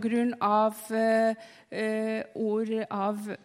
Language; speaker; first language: Norwegian; non-native, fluent; Polish